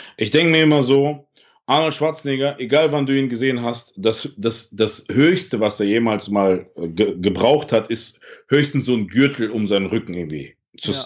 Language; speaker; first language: German; early bilingual, other home language; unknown